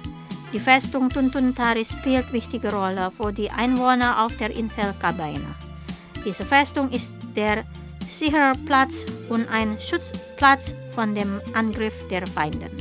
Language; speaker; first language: German; non-native, fluent; Indonesian